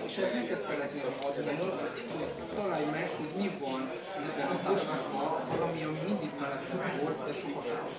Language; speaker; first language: Hungarian; non-native, learner; German